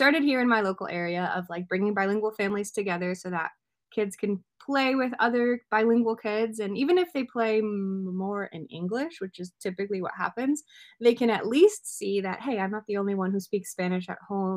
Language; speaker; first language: English; native; English